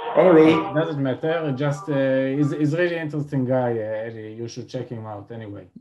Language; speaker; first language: English; non-native, fluent; Hebrew